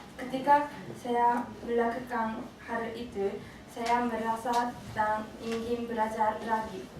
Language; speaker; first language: Indonesian; non-native, learner; Japanese